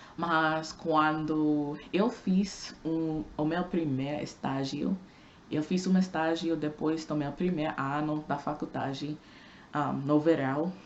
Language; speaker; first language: Portuguese; non-native, learner; English